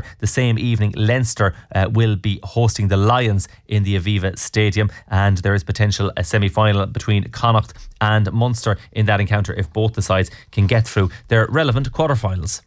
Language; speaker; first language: English; native; English